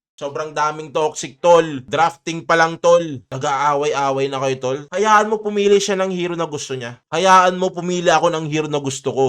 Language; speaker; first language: Filipino; native; Filipino